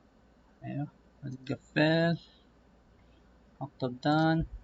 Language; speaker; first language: Arabic; non-native, learner; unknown